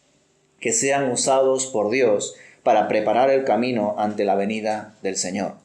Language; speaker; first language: Spanish; native; Spanish